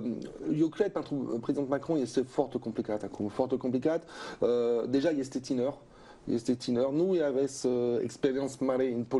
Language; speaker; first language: Romanian; non-native, learner; French